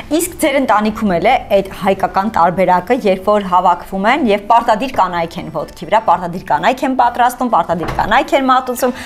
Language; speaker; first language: Armenian; native; Armenian